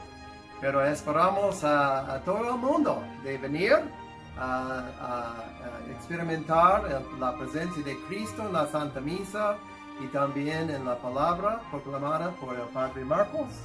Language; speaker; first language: Spanish; non-native, fluent; English